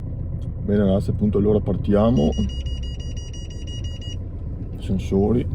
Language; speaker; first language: Italian; native; Italian